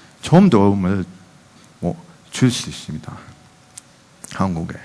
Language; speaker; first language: Korean; non-native, fluent; Dutch